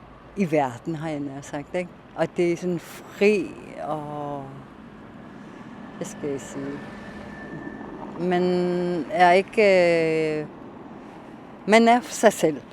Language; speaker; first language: Danish; non-native, local second language; Kalaallisut